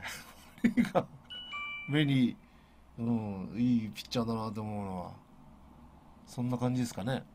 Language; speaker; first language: Japanese; native; Japanese